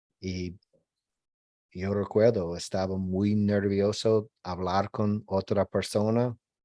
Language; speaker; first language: Spanish; non-native, learner; English